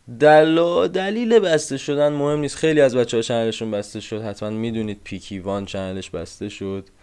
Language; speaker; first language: Persian; native; Persian